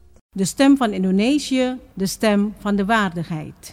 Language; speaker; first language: Dutch; non-native, fluent; Indonesian